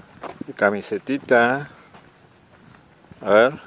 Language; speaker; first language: Spanish; native; Spanish